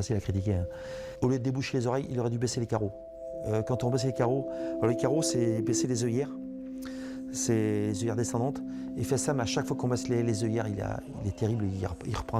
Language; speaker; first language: French; native; French